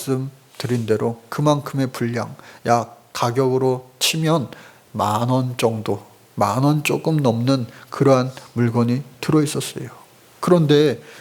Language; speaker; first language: Korean; native; Korean